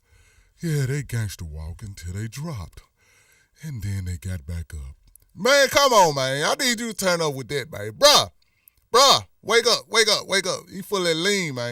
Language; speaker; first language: English; native; English